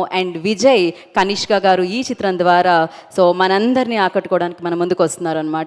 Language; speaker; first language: Telugu; native; Telugu